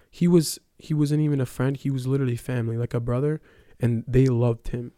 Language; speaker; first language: English; early bilingual, other home language; Ukrainian